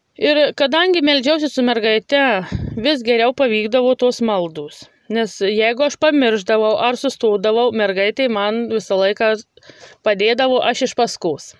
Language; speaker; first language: Lithuanian; native; Lithuanian